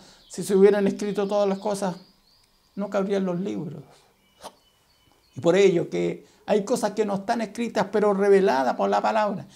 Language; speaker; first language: Spanish; native; Spanish